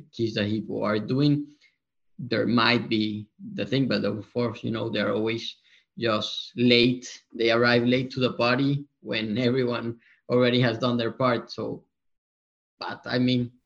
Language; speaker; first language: English; non-native, fluent; Spanish